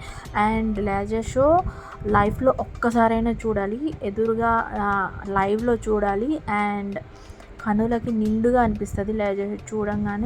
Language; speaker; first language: Telugu; native; Telugu